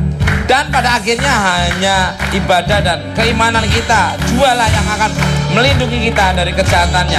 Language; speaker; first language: Indonesian; native; Indonesian